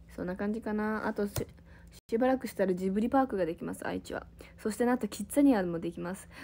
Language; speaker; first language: Japanese; native; Japanese